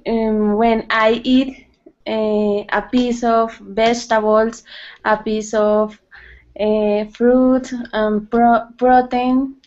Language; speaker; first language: English; non-native, learner; Spanish